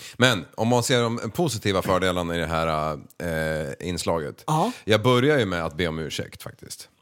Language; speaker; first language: Swedish; native; Swedish